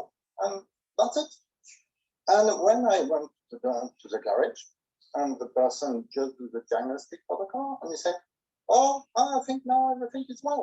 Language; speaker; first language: English; non-native, learner; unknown